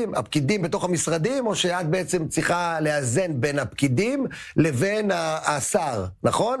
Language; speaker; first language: Hebrew; native; Hebrew